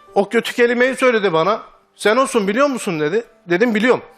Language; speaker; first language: Turkish; native; Turkish